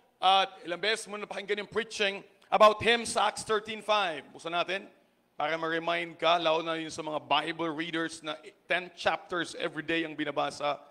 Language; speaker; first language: Filipino; non-native, local second language; Bikol